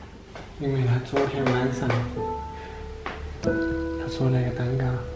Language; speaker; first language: Chinese; non-native, fluent; Danish